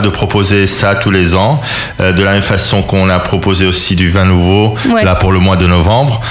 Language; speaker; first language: French; early bilingual, other home language; Spanish